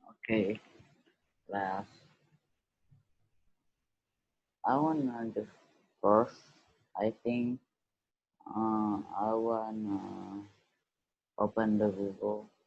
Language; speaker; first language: English; non-native, learner; Indonesian